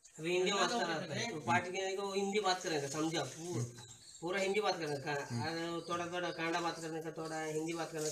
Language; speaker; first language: Hindi; non-native, local second language; Kannada